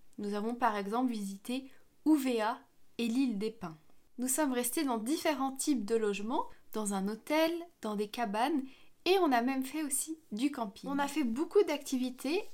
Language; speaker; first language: French; native; French